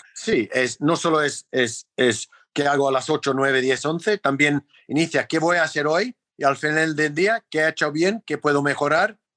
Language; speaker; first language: Spanish; non-native, fluent; English